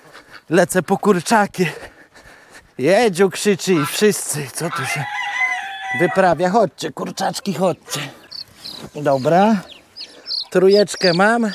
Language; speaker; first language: Polish; native; Polish